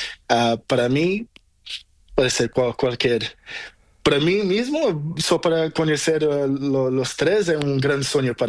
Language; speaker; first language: Spanish; non-native, learner; Portuguese